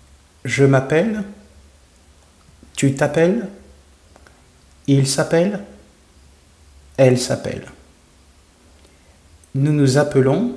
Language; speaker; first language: French; non-native, fluent; English